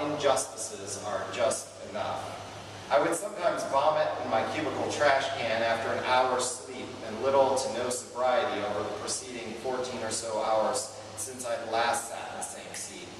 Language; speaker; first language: English; native; English